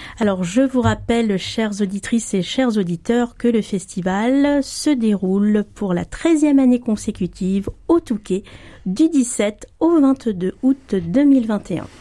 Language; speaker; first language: French; native; French